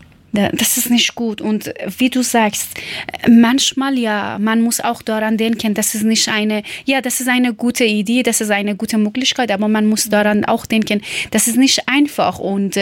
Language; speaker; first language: German; non-native, learner; Persian